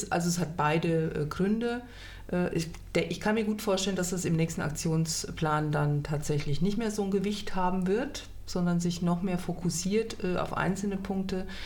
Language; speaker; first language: German; native; German